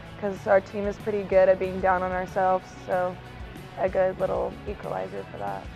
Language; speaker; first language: English; native; English